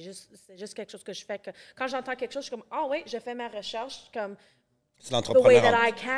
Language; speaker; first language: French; non-native, local second language; English